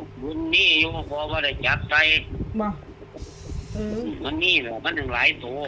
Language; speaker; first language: Thai; non-native, local second language; Lao